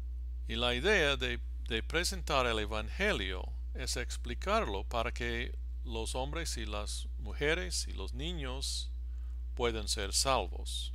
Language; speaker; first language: Spanish; non-native, fluent; English